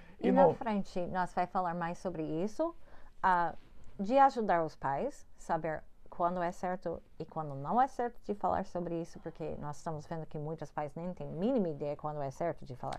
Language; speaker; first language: Portuguese; non-native, learner; English